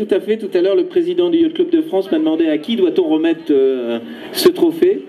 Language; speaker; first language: French; native; French